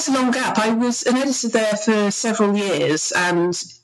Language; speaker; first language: English; native; English